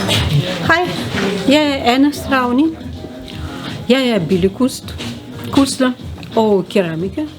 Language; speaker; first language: Danish; non-native, learner; Russian